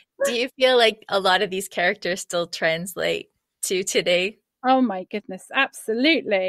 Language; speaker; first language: English; native; English